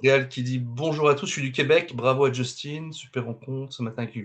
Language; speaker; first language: French; native; French